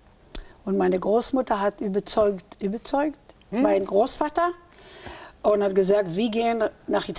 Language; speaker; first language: German; early bilingual, heritage; German